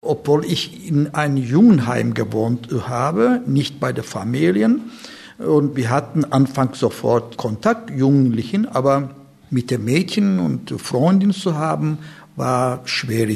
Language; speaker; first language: German; non-native, learner; Turkish